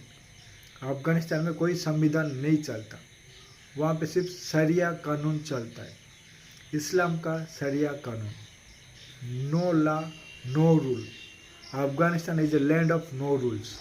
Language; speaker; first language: Hindi; non-native, local second language; Odia